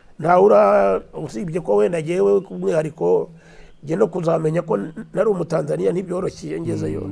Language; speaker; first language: Kinyarwanda; early bilingual, heritage; Kinyarwanda